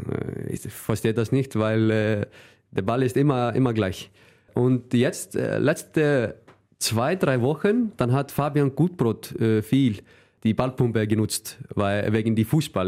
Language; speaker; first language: German; non-native, fluent; Icelandic